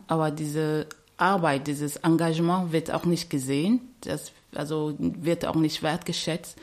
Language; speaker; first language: German; non-native, fluent; French